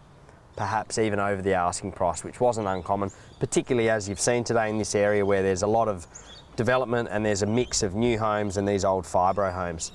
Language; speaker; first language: English; native; English